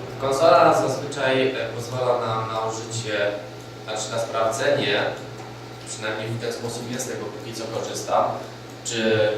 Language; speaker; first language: Polish; native; Polish